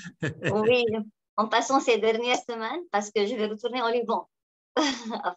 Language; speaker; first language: French; non-native, local second language; Arabic